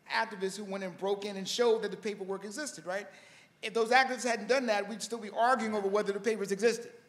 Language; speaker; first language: English; native; English